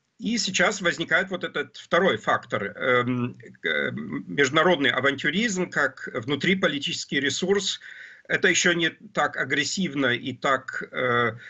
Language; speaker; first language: Russian; non-native, fluent; German